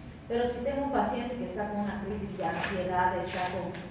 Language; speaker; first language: Spanish; native; Spanish